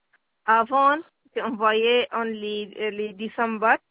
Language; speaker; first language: French; non-native, learner; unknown